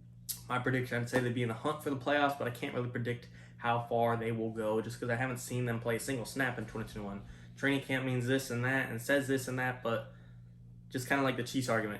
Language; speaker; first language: English; native; English